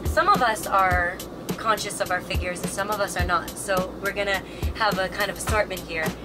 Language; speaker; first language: English; native; English